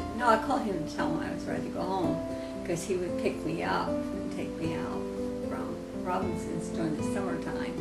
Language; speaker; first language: English; native; English